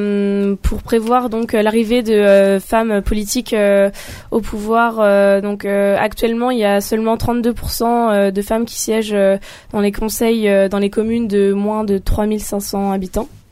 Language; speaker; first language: French; native; French